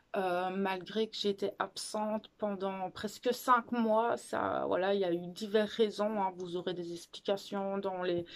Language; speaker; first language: French; native; French